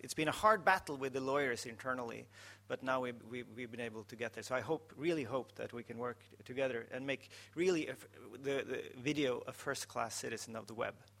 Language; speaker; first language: English; non-native, fluent; Norwegian